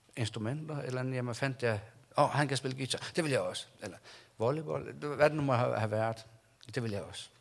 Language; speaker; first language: Danish; non-native, local second language; Faroese